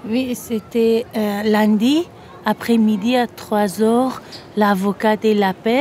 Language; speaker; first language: French; non-native, learner; Persian